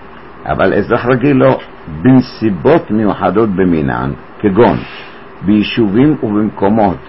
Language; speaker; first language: Hebrew; native; Hebrew